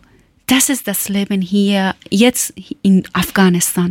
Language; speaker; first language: German; non-native, learner; Persian